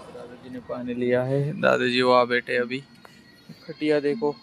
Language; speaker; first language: Hindi; non-native, local second language; Marathi